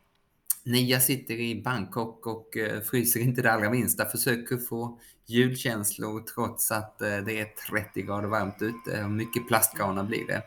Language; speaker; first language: Swedish; native; Swedish